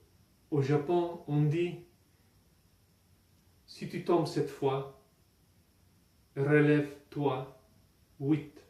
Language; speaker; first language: French; non-native, fluent; Italian